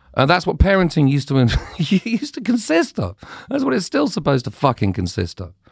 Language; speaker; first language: English; native; English